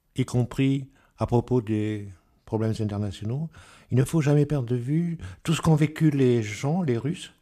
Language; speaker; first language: French; native; French